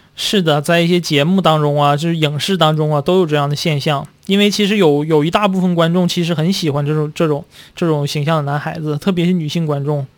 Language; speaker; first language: Chinese; native; Chinese